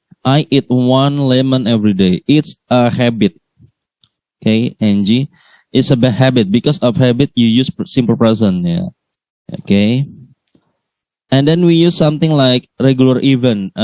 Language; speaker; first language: English; non-native, learner; Indonesian